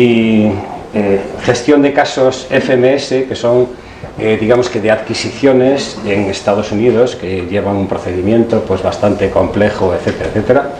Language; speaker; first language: Spanish; native; Spanish